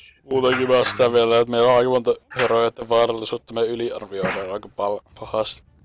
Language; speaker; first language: Finnish; native; Finnish